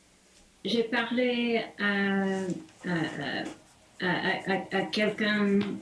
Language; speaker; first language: French; non-native, learner; English